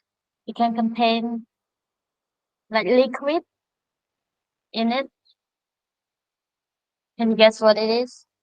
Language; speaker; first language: English; non-native, learner; Khmer